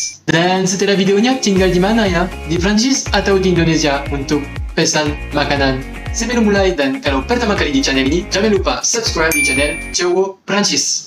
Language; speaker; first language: Indonesian; non-native, fluent; French